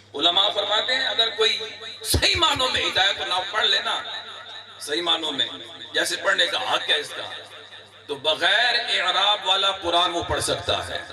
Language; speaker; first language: Urdu; non-native, local second language; Pashto